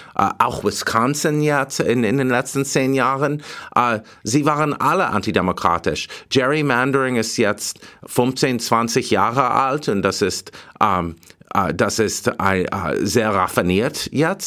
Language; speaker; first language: German; non-native, learner; English